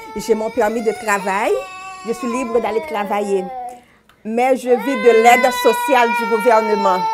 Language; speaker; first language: French; non-native, local second language; Haitian Creole